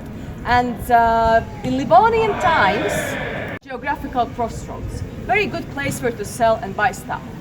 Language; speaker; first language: English; non-native, fluent; Latvian